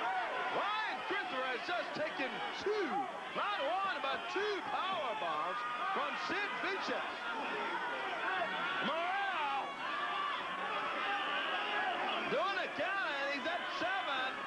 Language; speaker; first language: English; native; English